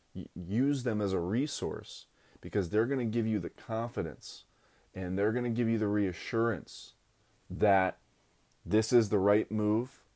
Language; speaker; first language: English; native; English